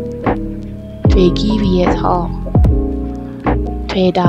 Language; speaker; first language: Korean; non-native, learner; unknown